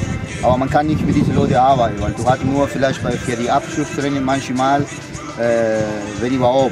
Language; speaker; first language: German; non-native, fluent; Spanish